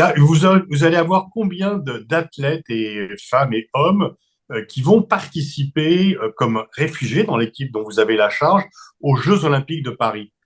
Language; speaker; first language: French; native; French